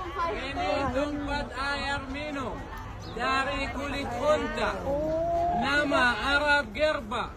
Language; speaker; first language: Indonesian; non-native, learner; Arabic